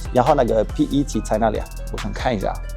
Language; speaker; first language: Chinese; non-native, learner; French